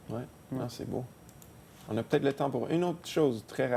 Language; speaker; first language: French; native; French